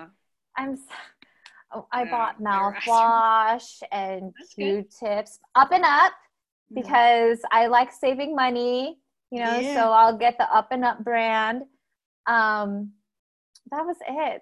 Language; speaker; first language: English; native; English